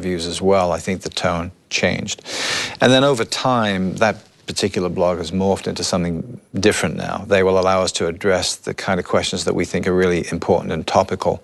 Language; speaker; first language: English; native; English